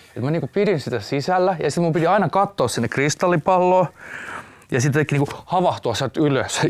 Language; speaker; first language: Finnish; native; Finnish